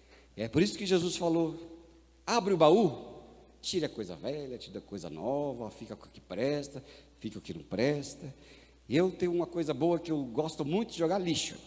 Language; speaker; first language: Portuguese; native; Portuguese